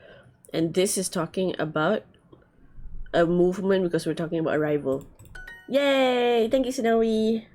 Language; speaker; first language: English; non-native, learner; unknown